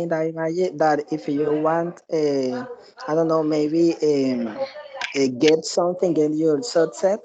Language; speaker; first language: English; non-native, learner; Spanish